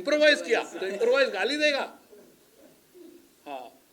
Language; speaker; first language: Hindi; native; Hindi